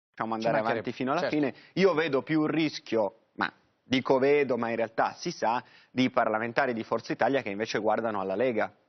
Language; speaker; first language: Italian; native; Italian